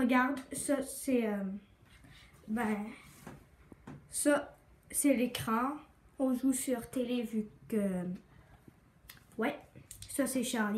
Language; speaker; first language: French; native; French